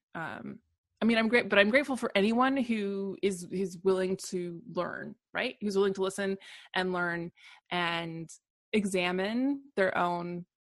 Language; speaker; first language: English; native; English